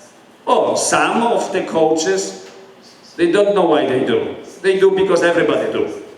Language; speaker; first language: English; non-native, learner; Polish